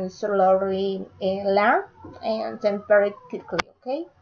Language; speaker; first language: English; non-native, learner; Spanish